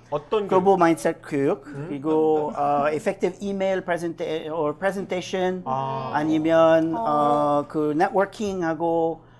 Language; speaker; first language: Korean; non-native, learner; French